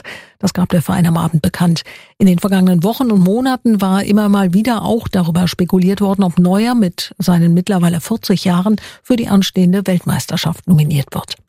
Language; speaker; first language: German; native; German